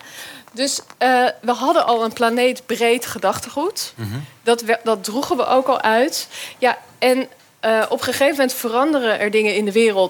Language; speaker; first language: Dutch; native; Dutch